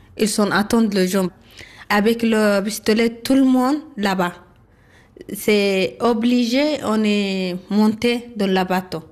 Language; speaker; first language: French; non-native, learner; Arabic